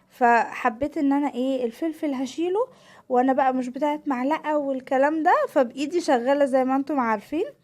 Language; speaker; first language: Arabic; native; Arabic